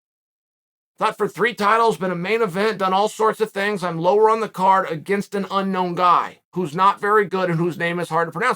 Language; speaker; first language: English; native; English